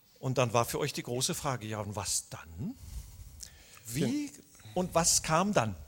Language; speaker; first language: German; native; German